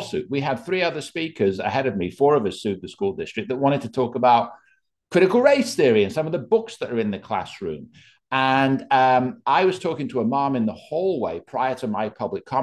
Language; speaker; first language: English; native; English